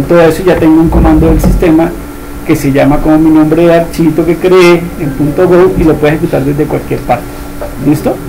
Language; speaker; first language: Spanish; native; Spanish